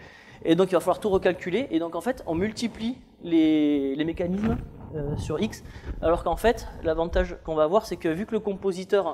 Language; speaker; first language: French; native; French